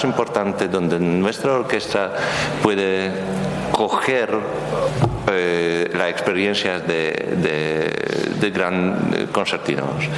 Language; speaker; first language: Spanish; non-native, learner; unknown